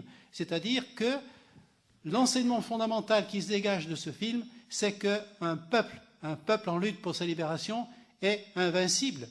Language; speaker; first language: French; native; French